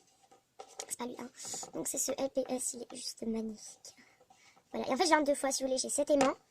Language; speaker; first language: French; native; French